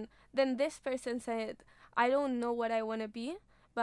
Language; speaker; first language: English; non-native, fluent; Spanish